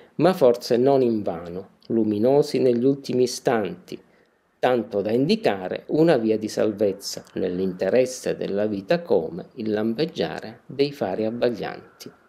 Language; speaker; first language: Italian; native; Italian